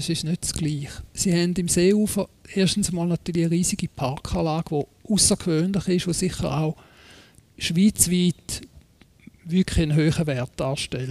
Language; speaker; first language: German; native; German